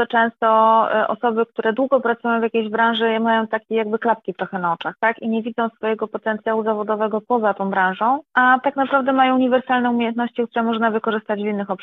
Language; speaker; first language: Polish; native; Polish